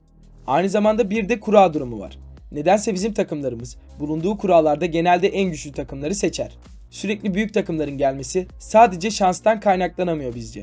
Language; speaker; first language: Turkish; native; Turkish